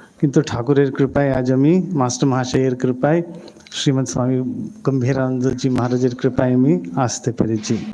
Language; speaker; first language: Bangla; non-native, local second language; Hindi